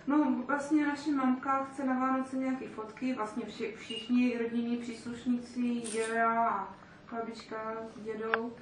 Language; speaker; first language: Czech; native; Czech